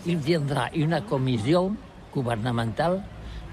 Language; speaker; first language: French; non-native, learner; Catalan